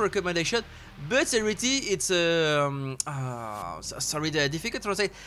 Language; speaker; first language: English; non-native, learner; French